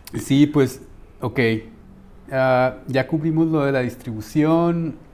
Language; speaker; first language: Spanish; native; Spanish